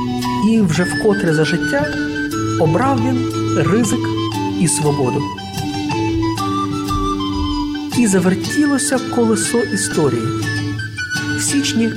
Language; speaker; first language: Ukrainian; native; Ukrainian